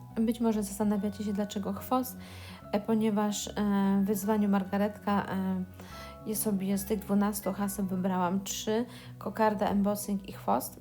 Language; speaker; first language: Polish; native; Polish